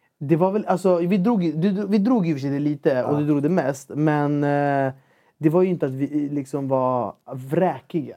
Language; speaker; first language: Swedish; native; Swedish